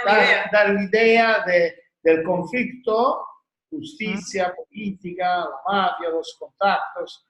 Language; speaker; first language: Spanish; non-native, learner; Italian